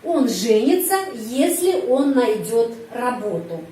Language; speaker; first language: Russian; non-native, fluent; Indonesian